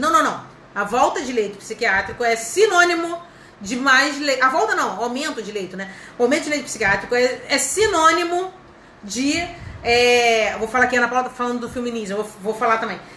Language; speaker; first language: Portuguese; native; Portuguese